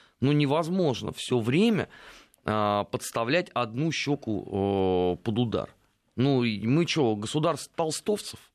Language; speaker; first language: Russian; native; Russian